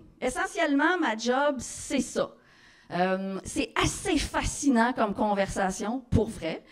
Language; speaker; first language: French; native; French